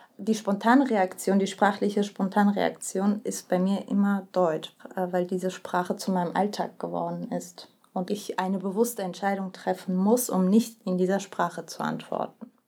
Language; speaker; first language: German; early bilingual, other home language; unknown